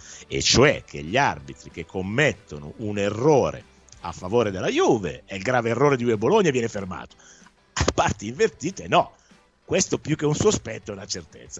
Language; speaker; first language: Italian; native; Italian